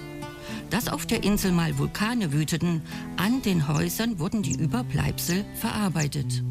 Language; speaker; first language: German; native; German